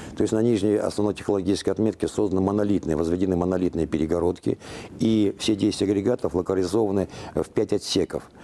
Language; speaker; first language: Russian; native; Russian